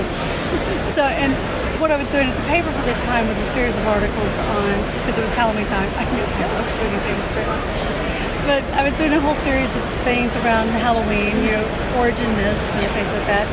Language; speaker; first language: English; native; English